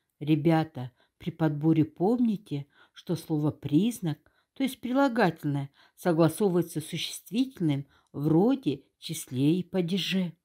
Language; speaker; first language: Russian; non-native, local second language; Kazakh